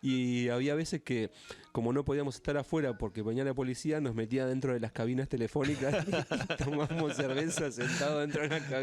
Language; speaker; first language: Spanish; native; Spanish